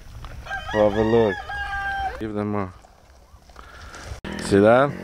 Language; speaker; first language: English; non-native, fluent; Polish